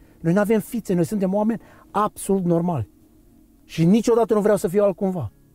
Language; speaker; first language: Romanian; non-native, fluent; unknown